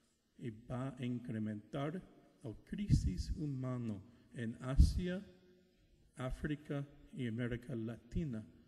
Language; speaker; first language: Spanish; non-native, fluent; English